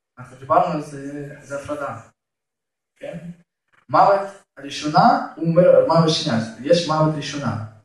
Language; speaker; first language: Hebrew; non-native, fluent; Russian